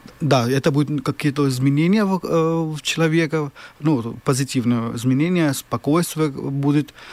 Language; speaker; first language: Russian; non-native, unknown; Hindi